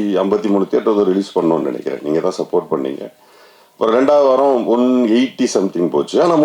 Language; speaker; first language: Tamil; native; Tamil